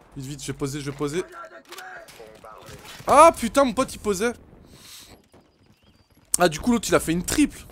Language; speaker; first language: French; native; French